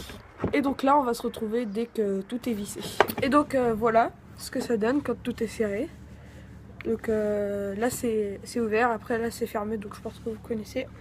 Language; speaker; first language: French; native; French